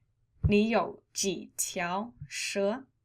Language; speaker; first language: Chinese; non-native, fluent; English